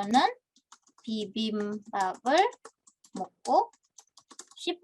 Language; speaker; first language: Korean; non-native, fluent; Indonesian